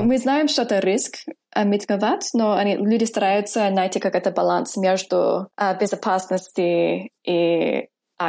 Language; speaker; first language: Russian; non-native, fluent; English